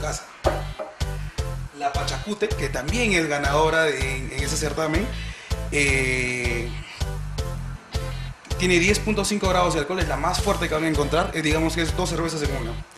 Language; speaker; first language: Spanish; native; Spanish